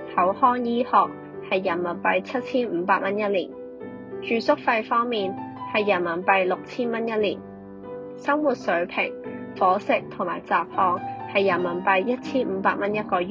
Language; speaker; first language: Chinese; non-native, local second language; Cantonese